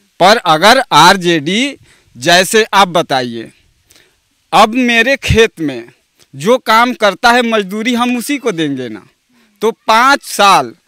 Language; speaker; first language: Hindi; native; Hindi